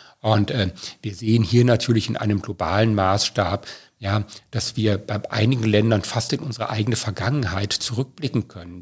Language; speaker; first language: German; native; German